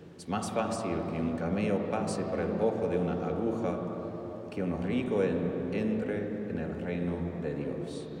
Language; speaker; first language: Spanish; non-native, fluent; English